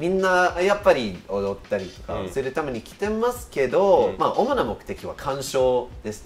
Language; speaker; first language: Japanese; non-native, fluent; English